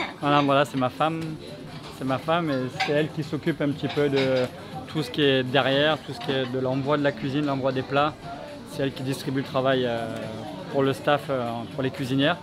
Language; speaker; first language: French; native; French